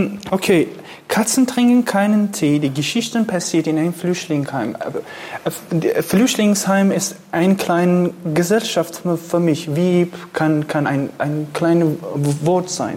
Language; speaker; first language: German; non-native, fluent; Kurdish